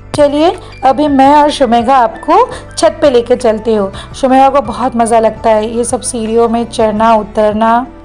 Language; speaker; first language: Hindi; non-native, local second language; Bangla